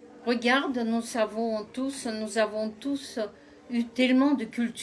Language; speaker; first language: French; non-native, fluent; Russian